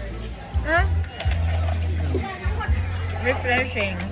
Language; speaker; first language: English; non-native, fluent; Filipino